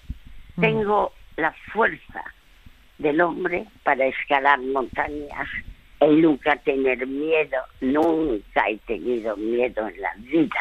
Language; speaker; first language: Spanish; early bilingual, other home language; French